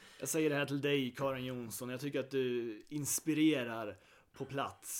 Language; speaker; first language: Swedish; native; Swedish